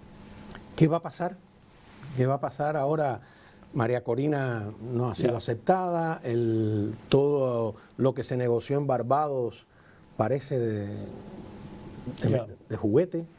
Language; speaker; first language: Spanish; native; Spanish